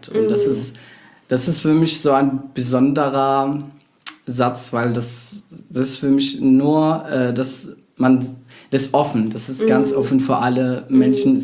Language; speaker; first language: German; non-native, fluent; Arabic